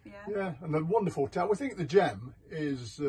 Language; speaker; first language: English; native; English